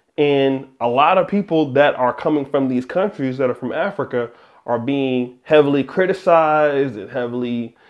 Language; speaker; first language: English; native; English